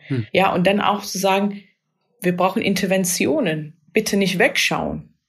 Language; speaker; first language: German; non-native, fluent; English